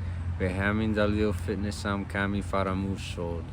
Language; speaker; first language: Persian; non-native, fluent; English